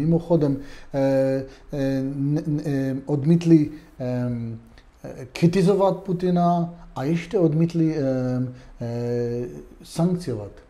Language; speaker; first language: Czech; non-native, fluent; Hebrew